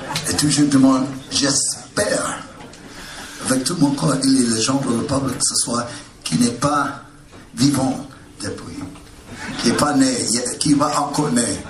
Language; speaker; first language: French; non-native, learner; English